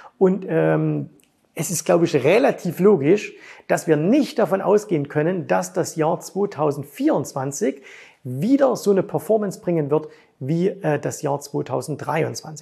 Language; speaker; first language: German; native; German